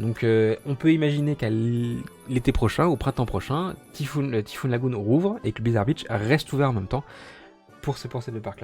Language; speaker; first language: French; native; French